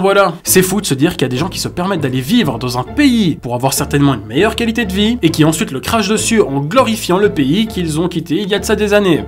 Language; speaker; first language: French; native; French